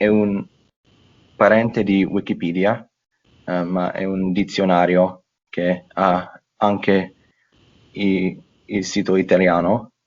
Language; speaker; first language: Italian; non-native, fluent; English